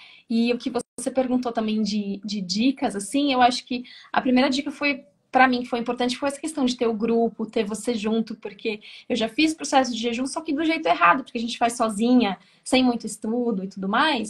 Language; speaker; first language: Portuguese; native; Portuguese